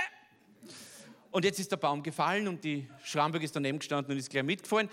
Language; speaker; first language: German; native; German